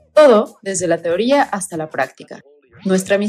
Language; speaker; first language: Spanish; native; Spanish